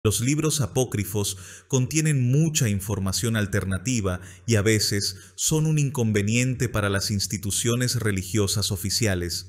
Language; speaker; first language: Spanish; native; Spanish